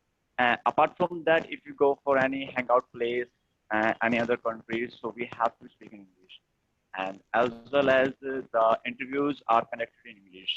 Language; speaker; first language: English; non-native, learner; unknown